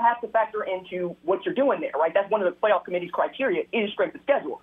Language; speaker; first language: English; native; English